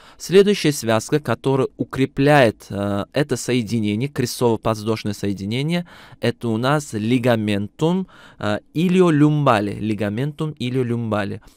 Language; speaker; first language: Russian; non-native, local second language; Uzbek